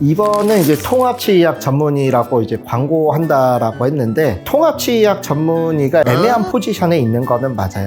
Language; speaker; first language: Korean; native; Korean